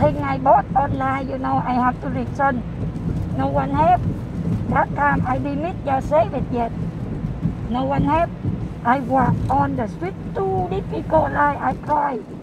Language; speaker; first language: English; non-native, learner; Vietnamese